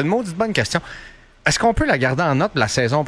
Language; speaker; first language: French; native; French